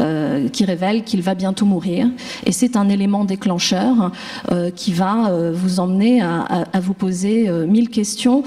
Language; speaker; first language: French; native; French